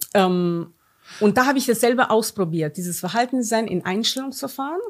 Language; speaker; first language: German; non-native, fluent; Romanian